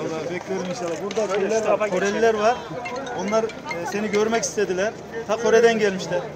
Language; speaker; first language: Turkish; native; Turkish